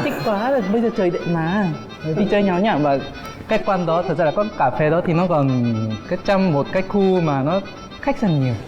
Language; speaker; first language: Vietnamese; non-native, fluent; Korean